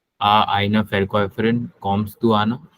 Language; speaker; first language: German; non-native, learner; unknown